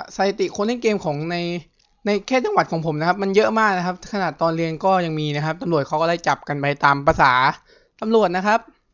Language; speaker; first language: Thai; native; Thai